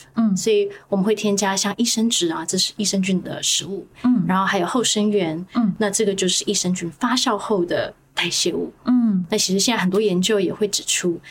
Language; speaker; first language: Chinese; early bilingual, other home language; Hebrew